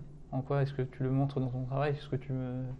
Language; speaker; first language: French; native; French